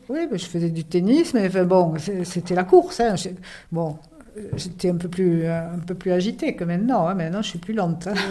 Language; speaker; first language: French; native; French